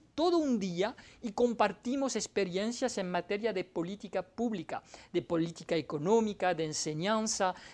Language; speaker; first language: Spanish; non-native, fluent; French